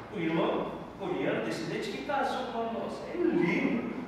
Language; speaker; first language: Portuguese; non-native, fluent; Korean